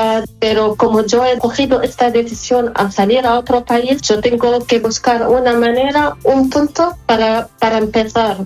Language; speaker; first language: Spanish; non-native, fluent; Arabic